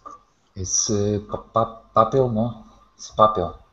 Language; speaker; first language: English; non-native, learner; Spanish